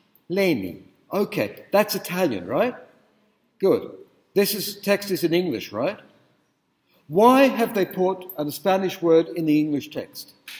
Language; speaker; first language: English; native; English